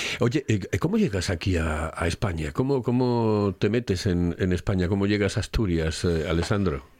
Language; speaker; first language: Spanish; native; Spanish